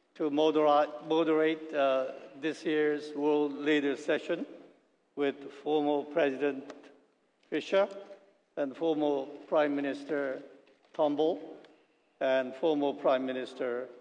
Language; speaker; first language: English; non-native, fluent; Korean